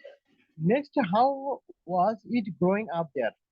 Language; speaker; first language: English; non-native, learner; Bangla